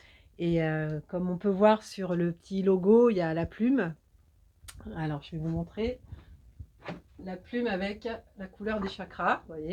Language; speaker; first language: French; native; French